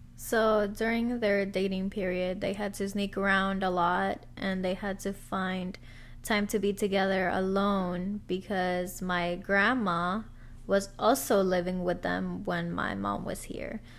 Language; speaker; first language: English; early bilingual, other home language; Spanish